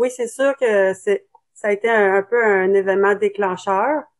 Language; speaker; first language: French; native; French